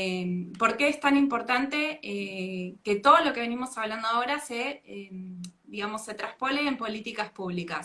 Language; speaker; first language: Spanish; native; Spanish